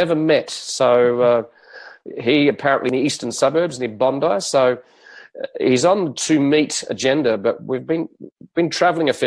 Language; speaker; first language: English; native; English